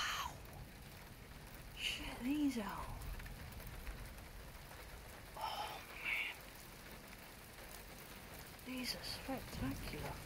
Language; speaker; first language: English; native; English